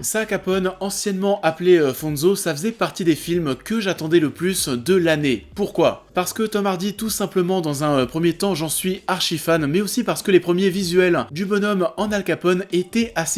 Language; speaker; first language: French; native; French